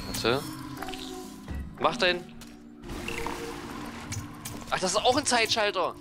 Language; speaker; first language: German; native; German